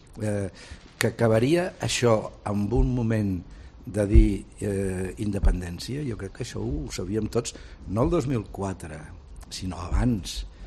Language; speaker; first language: Catalan; native; Catalan